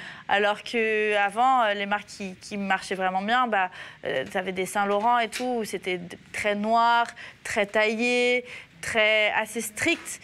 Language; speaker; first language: French; native; French